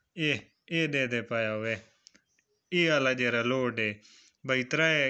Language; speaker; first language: Punjabi; non-native, local second language; Saraiki